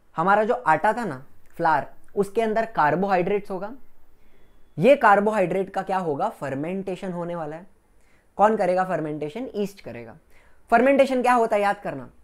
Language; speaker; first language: Hindi; non-native, local second language; Gujarati